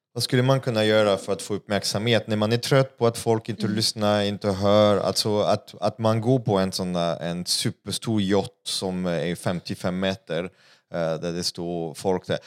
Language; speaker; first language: Swedish; non-native, fluent; French